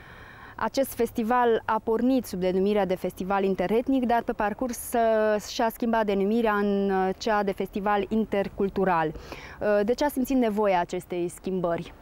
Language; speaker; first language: Romanian; native; Romanian